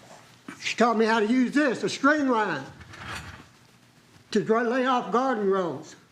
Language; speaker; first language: English; native; English